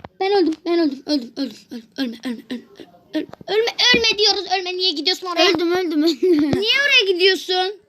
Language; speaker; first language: Turkish; native; Turkish